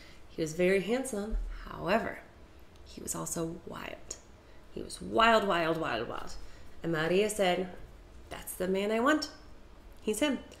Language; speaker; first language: English; native; English